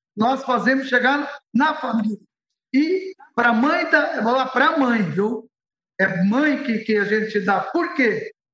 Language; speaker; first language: Portuguese; early bilingual, other home language; Arabic